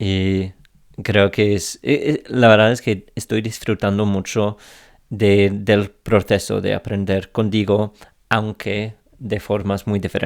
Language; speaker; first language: Spanish; non-native, fluent; English